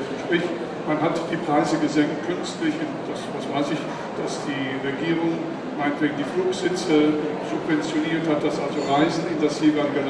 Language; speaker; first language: German; native; German